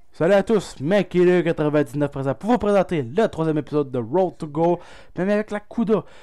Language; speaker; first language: French; native; French